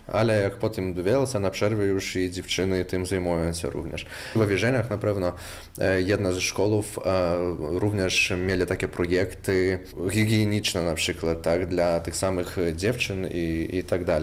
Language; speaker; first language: Polish; non-native, local second language; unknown